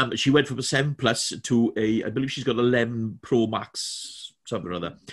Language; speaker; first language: English; native; English